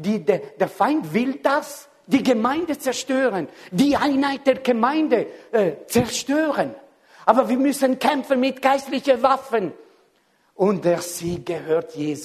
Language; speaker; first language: German; non-native, fluent; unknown